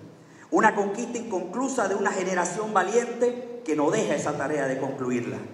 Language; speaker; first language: Spanish; native; Spanish